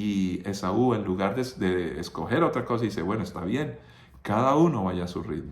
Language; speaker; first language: Spanish; native; Spanish